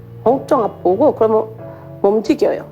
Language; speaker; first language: Korean; non-native, learner; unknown